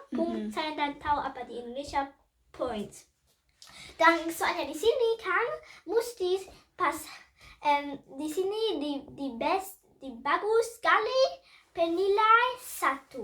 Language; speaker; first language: Indonesian; early bilingual, heritage; Indonesian